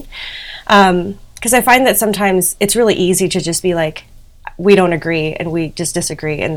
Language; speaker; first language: English; native; English